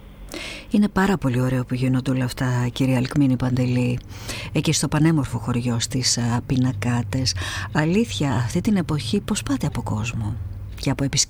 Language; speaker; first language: Greek; native; Greek